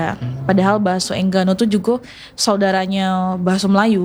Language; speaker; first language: Indonesian; non-native, local second language; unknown